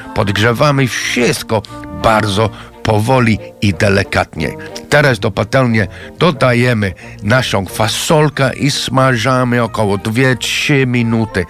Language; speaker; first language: Polish; non-native, fluent; English